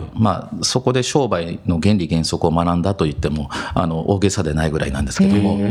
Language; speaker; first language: Japanese; native; Japanese